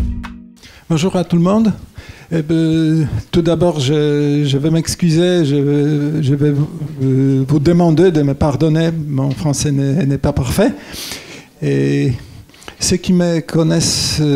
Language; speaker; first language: French; non-native, fluent; Polish